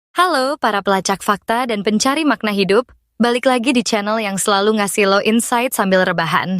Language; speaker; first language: Indonesian; native; Indonesian